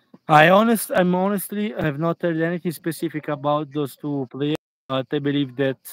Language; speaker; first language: English; non-native, fluent; Italian